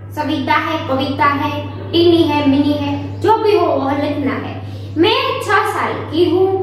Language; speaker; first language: Hindi; non-native, local second language; Gujarati